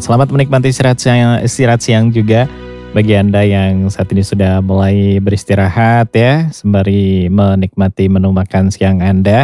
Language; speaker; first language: Indonesian; native; Indonesian